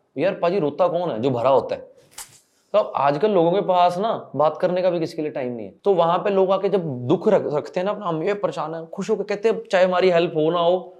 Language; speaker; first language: Hindi; non-native, local second language; Punjabi